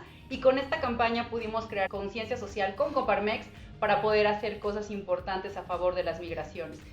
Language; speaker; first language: Spanish; native; Spanish